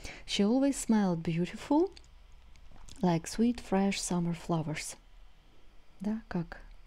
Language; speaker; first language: English; non-native, fluent; Russian